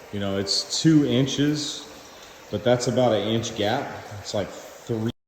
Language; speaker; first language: English; native; English